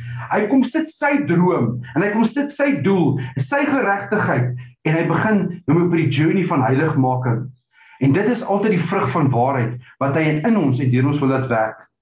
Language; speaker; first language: Afrikaans; early bilingual, heritage; Afrikaans